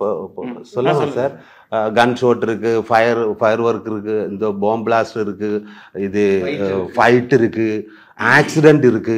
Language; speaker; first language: Tamil; non-native, learner; Malayalam